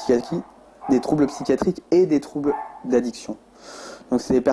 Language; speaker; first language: French; native; French